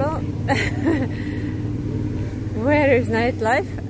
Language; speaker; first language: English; non-native, learner; Italian